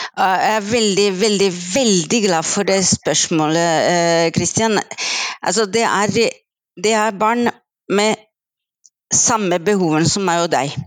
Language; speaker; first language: Norwegian; non-native, fluent; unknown